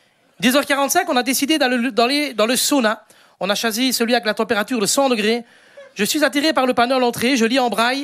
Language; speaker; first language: French; native; French